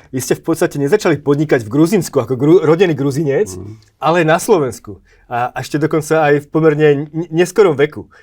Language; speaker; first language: Slovak; native; Slovak